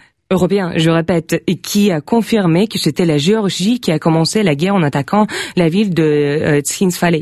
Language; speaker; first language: French; non-native, fluent; Russian